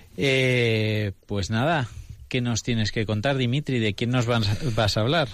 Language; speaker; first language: Spanish; native; Spanish